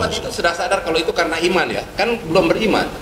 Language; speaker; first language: Indonesian; native; Indonesian